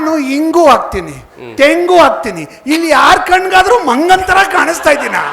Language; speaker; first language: Kannada; native; Kannada